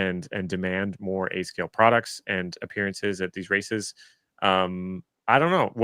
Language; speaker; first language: English; native; English